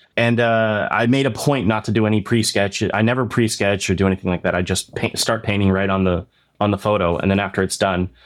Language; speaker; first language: English; native; English